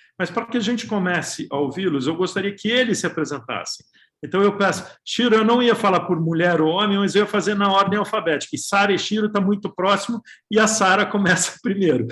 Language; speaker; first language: Portuguese; native; Portuguese